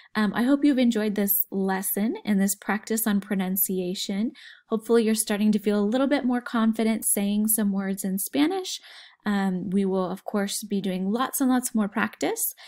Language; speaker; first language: English; native; English